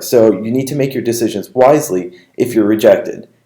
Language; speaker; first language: English; native; English